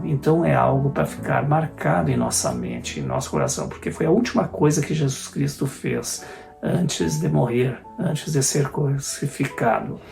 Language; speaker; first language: Portuguese; native; Portuguese